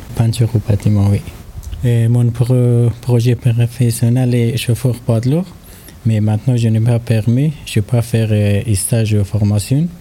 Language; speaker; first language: French; non-native, learner; Persian